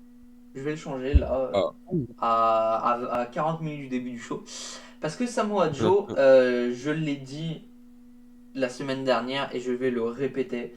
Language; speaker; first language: French; native; French